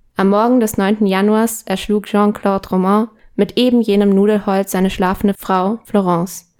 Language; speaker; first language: German; non-native, fluent; Spanish